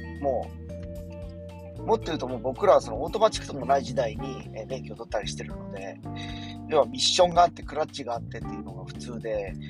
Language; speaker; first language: Japanese; native; Japanese